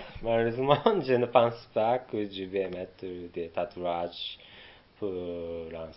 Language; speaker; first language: French; non-native, learner; Japanese